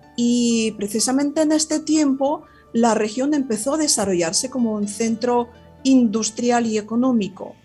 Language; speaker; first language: Spanish; non-native, fluent; Russian